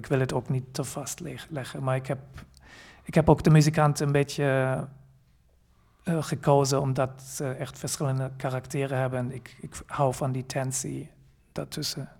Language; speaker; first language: Dutch; non-native, fluent; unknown